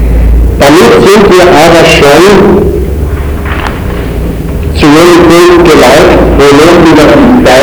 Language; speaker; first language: German; native; German